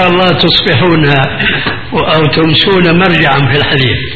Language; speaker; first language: Arabic; native; Arabic